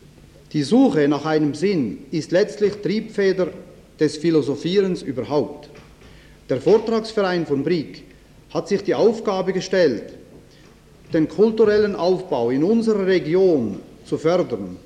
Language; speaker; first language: German; native; German